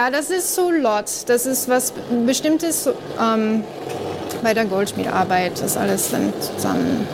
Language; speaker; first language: German; non-native, learner; English